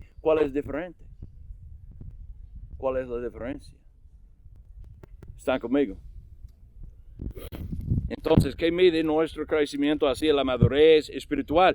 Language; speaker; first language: Spanish; non-native, learner; English